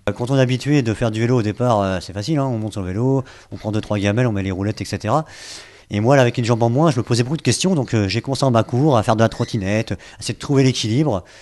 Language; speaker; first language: French; native; French